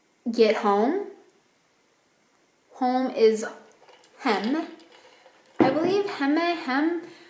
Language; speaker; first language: English; native; English